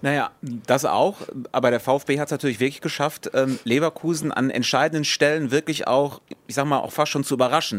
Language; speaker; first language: German; native; German